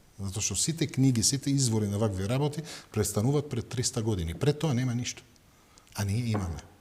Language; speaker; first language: Macedonian; non-native, fluent; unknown